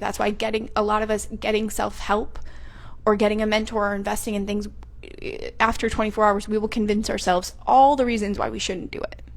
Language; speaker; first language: English; native; English